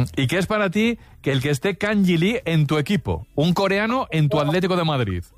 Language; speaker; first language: Spanish; native; Spanish